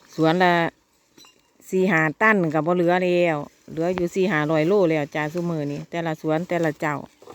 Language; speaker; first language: Thai; native; Thai